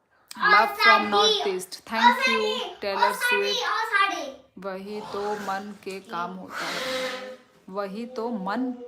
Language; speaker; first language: Hindi; non-native, local second language; Kok Borok